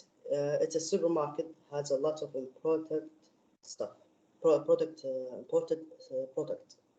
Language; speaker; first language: English; non-native, learner; Arabic